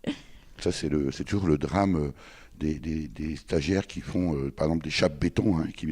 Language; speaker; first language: French; native; French